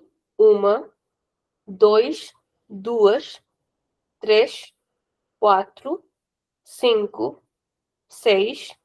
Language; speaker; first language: Portuguese; non-native, fluent; Hindi